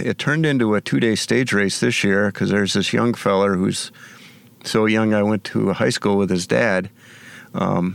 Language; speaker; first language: English; native; English